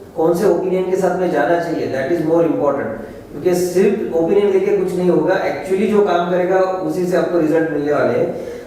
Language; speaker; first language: Hindi; non-native, local second language; Marathi